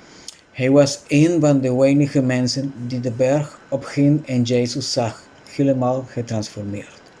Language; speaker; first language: Dutch; non-native, fluent; Spanish